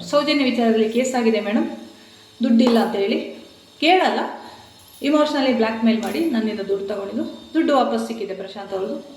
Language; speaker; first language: Kannada; non-native, local second language; Tulu